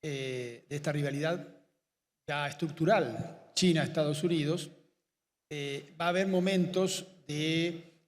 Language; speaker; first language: Spanish; native; Spanish